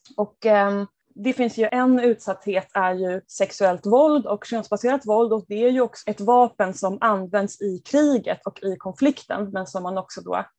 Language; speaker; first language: Swedish; native; Swedish